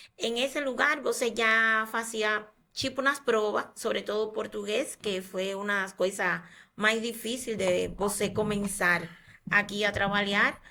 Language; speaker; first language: Portuguese; non-native, fluent; Spanish